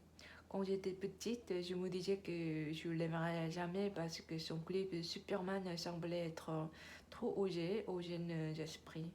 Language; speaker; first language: French; non-native, learner; Korean